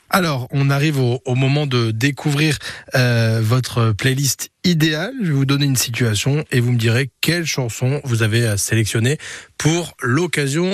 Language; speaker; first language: French; native; French